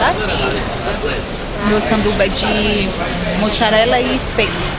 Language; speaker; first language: Italian; non-native, learner; Portuguese